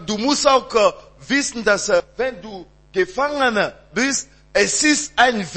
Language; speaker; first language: German; non-native, learner; French